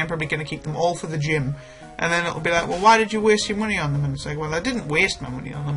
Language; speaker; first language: English; native; English